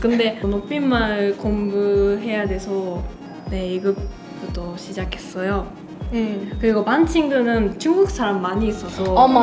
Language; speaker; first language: Korean; non-native, learner; Japanese